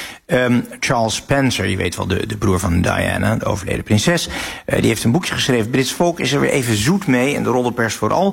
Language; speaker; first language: Dutch; native; Dutch